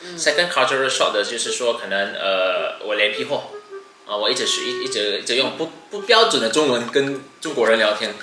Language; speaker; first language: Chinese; non-native, fluent; Hakka Chinese